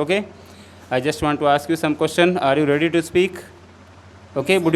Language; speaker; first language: English; non-native, learner; Hindi